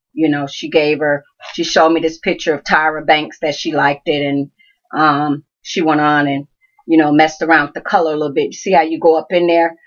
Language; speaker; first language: English; native; English